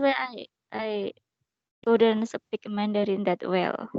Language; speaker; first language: English; non-native, learner; Indonesian